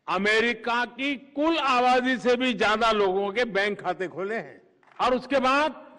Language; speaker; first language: Hindi; non-native, local second language; Gujarati